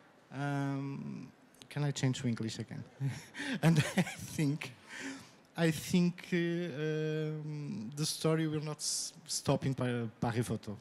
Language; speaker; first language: English; non-native, fluent; Portuguese